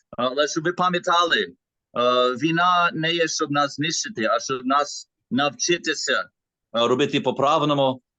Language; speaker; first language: Ukrainian; early bilingual, heritage; Ukrainian